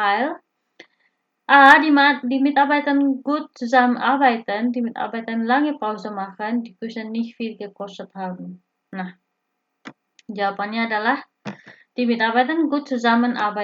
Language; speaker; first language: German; non-native, fluent; Indonesian